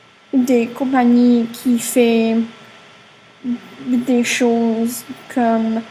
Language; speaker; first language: French; non-native, learner; English